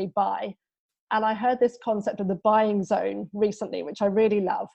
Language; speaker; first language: English; native; English